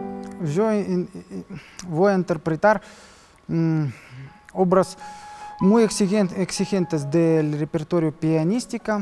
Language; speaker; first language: Spanish; non-native, learner; Russian